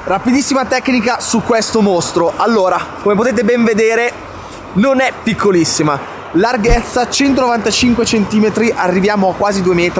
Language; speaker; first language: Italian; native; Italian